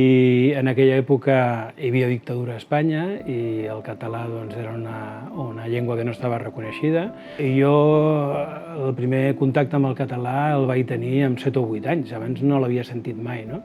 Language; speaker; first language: Catalan; non-native, local second language; Spanish